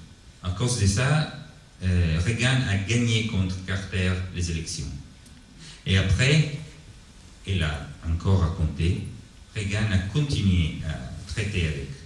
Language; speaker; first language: French; non-native, learner; Italian